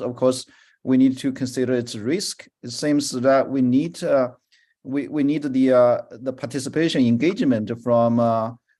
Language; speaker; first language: English; non-native, fluent; Chinese